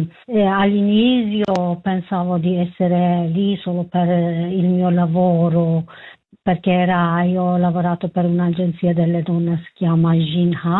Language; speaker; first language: Italian; non-native, fluent; Kurdish